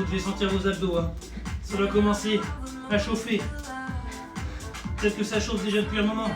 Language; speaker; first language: French; native; French